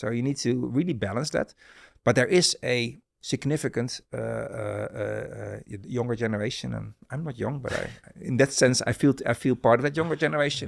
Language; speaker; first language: English; non-native, fluent; Dutch